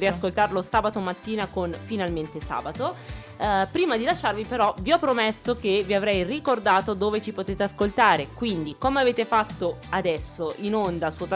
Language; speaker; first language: Italian; native; Italian